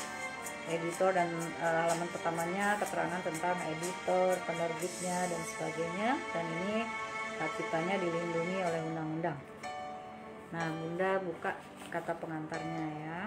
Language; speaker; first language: Indonesian; native; Indonesian